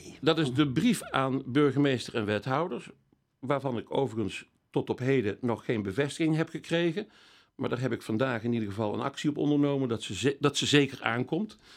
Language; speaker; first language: Dutch; native; Dutch